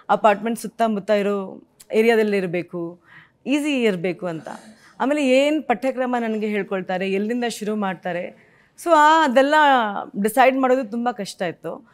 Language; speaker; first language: Kannada; non-native, fluent; Hindi